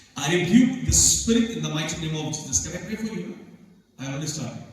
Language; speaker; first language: English; non-native, local second language; Hindi